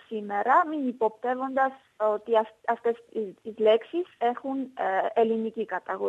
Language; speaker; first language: Greek; non-native, fluent; Armenian